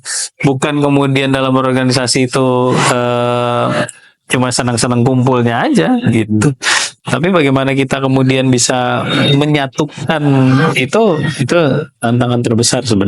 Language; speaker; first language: Indonesian; native; Indonesian